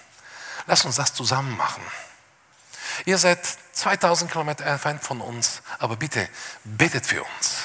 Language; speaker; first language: German; non-native, fluent; Bulgarian